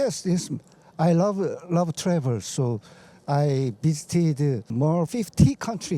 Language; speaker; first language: English; non-native, learner; Korean